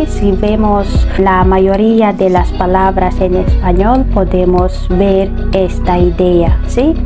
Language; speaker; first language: Spanish; non-native, fluent; Russian